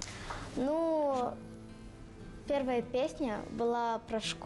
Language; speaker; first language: Russian; non-native, local second language; Romanian